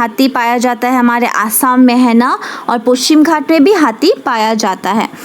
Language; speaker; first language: Hindi; non-native, local second language; Bangla